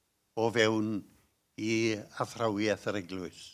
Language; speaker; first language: Welsh; native; Welsh